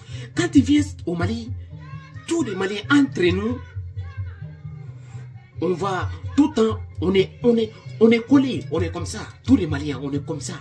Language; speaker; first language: French; non-native, local second language; Bambara